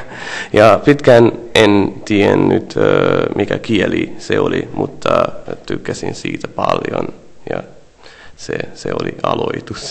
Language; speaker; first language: Finnish; non-native, fluent; Hungarian